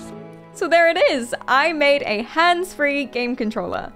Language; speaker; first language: English; native; English